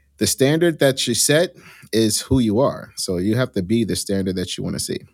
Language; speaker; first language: English; native; English